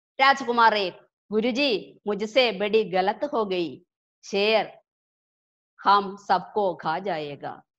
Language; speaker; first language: Hindi; non-native, local second language; Malayalam